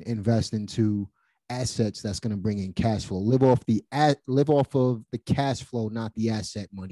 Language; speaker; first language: English; native; English